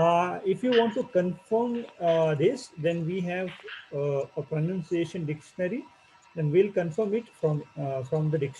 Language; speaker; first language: English; non-native, local second language; Marathi